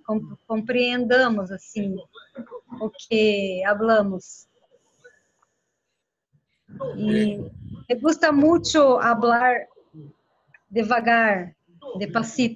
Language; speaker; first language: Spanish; non-native, learner; Portuguese